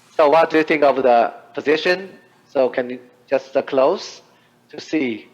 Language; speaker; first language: English; non-native, fluent; Chinese